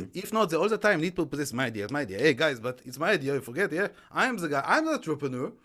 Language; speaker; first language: English; non-native, fluent; Hebrew